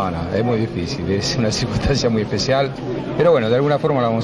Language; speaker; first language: Spanish; native; Spanish